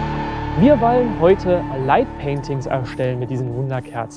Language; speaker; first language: German; native; German